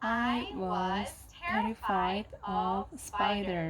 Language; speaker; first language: English; non-native, learner; Korean